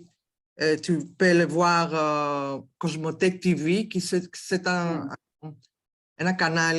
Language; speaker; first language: French; non-native, learner; Greek